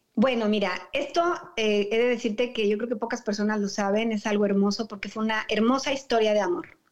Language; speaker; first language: Spanish; native; Spanish